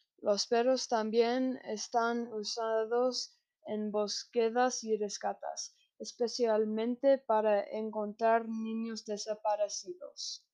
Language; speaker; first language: Spanish; non-native, learner; English